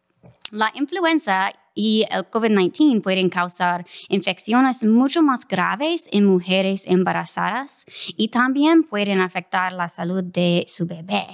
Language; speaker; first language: Spanish; non-native, fluent; English